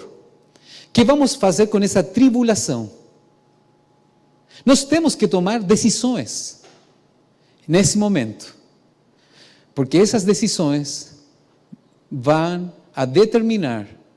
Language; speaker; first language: Portuguese; non-native, fluent; Spanish